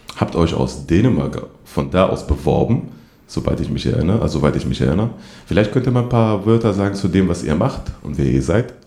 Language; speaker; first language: German; native; German